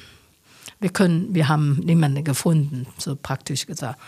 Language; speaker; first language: German; non-native, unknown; Chinese